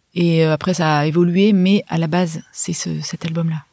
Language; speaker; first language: French; native; French